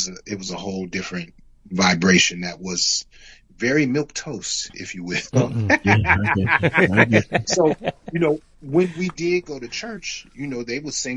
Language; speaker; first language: English; native; English